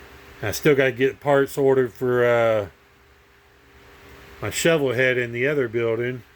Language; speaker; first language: English; native; English